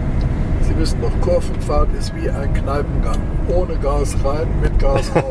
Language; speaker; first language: German; native; German